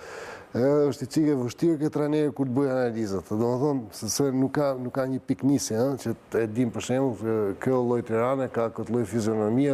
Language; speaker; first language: Albanian; native; Albanian